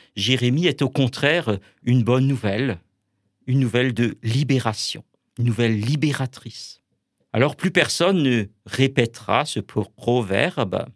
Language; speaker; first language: French; native; French